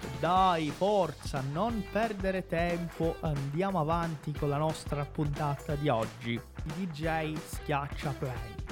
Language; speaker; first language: Italian; non-native, fluent; Portuguese